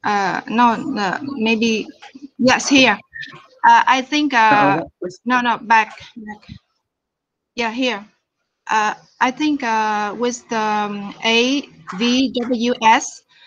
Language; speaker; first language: English; non-native, fluent; Vietnamese